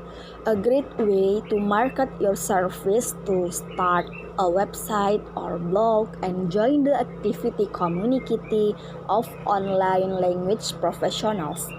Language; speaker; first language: English; non-native, learner; Indonesian